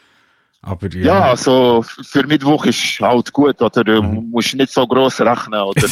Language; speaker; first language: German; non-native, local second language; French